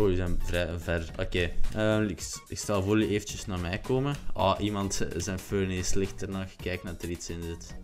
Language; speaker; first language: Dutch; native; Dutch